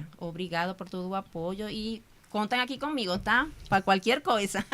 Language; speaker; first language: Portuguese; non-native, fluent; Spanish